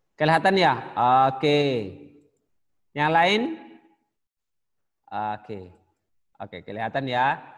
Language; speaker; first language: Indonesian; native; Indonesian